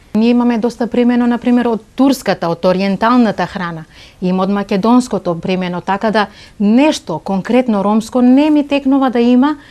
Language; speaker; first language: Macedonian; non-native, local second language; Romany